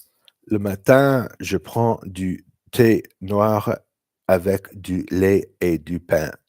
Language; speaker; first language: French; non-native, learner; English